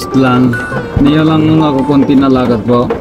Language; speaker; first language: Filipino; non-native, learner; Punjabi